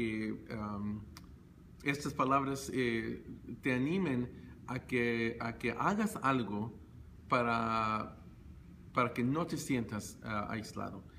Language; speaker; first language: Spanish; early bilingual, heritage; Spanish